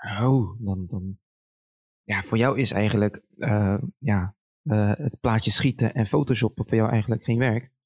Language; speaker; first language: Dutch; early bilingual, other home language; Arabic